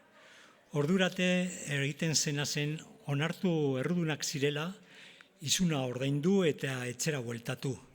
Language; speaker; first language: Basque; non-native, local second language; Spanish